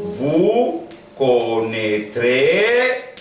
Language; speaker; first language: French; non-native, fluent; Korean